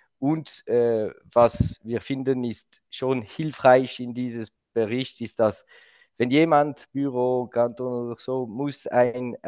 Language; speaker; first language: German; non-native, local second language; French